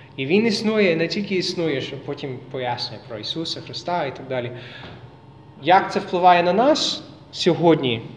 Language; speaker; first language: Ukrainian; non-native, fluent; English